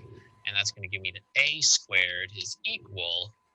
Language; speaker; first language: English; native; English